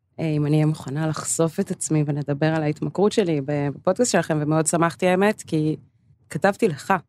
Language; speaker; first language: Hebrew; early bilingual, other home language; English